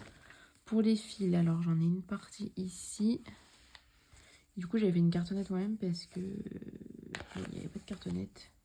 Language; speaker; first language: French; native; French